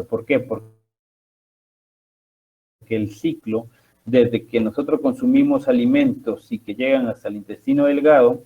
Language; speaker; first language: Spanish; native; Spanish